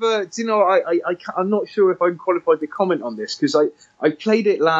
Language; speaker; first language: English; native; English